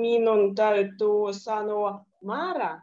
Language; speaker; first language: Finnish; non-native, learner; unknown